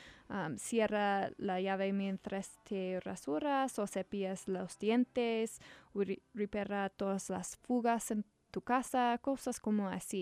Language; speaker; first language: Spanish; non-native, learner; English